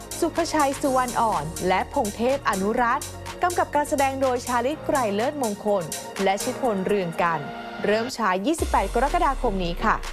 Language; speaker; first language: Thai; native; Thai